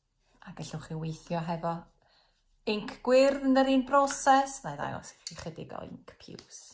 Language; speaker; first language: Welsh; native; Welsh